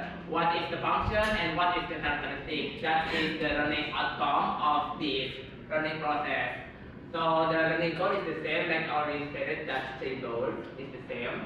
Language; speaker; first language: English; non-native, learner; Indonesian